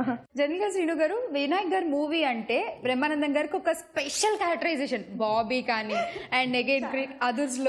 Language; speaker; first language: Telugu; native; Telugu